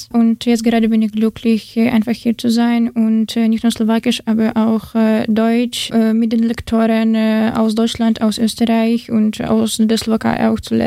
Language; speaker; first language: German; non-native, learner; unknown